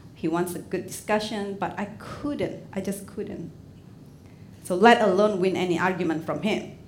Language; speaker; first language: English; non-native, fluent; Indonesian